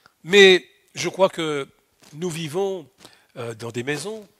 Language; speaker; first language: French; native; French